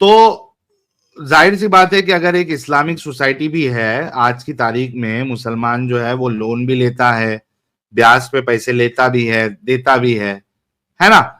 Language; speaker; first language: Hindi; native; Hindi